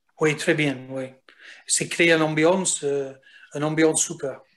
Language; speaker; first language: French; non-native, fluent; English